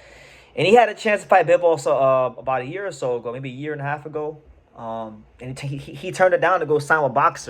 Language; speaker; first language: English; native; English